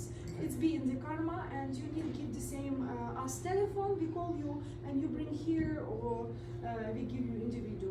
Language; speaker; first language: English; non-native, learner; Russian